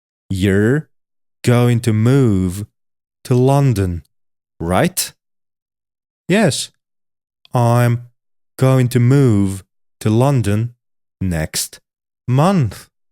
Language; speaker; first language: English; non-native, fluent; Polish